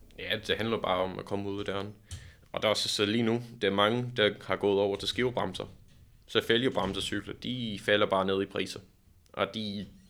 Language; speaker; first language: Danish; non-native, fluent; English